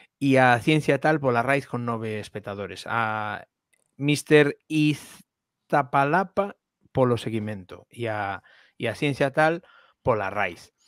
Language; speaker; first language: Galician; native; Galician